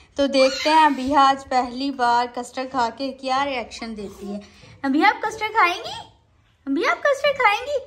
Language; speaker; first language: Urdu; native; Urdu